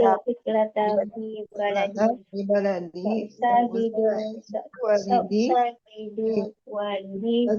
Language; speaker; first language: Arabic; non-native, learner; Indonesian